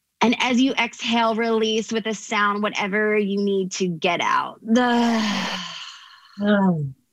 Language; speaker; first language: English; native; English